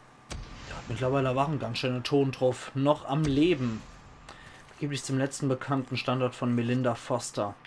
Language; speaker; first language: German; native; German